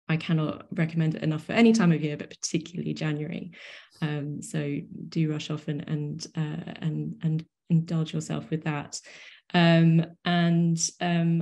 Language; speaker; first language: English; native; English